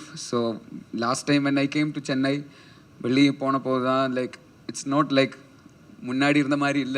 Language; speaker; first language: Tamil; non-native, learner; Malayalam